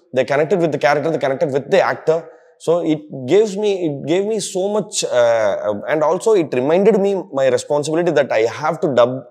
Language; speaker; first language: English; non-native, local second language; Tamil